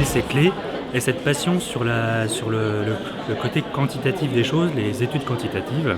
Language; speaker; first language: French; native; French